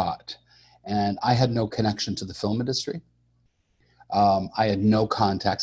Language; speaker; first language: English; native; English